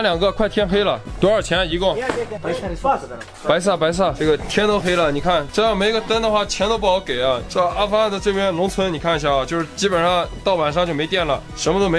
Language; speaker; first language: Chinese; native; Chinese